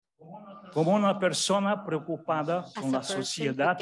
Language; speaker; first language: Spanish; non-native, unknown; German